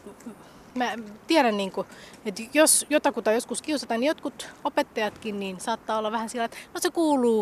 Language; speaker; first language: Finnish; early bilingual, other home language; Somali